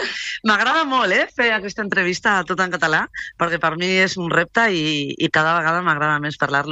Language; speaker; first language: Catalan; non-native, local second language; Spanish